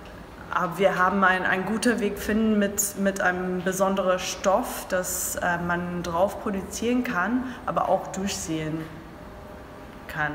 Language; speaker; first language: German; non-native, learner; English